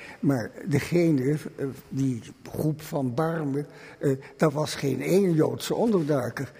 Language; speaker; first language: Dutch; early bilingual, other home language; German